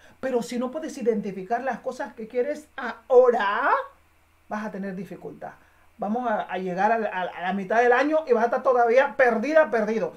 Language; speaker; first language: Spanish; native; Spanish